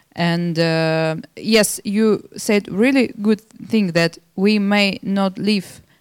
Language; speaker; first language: English; non-native, fluent; Belarusian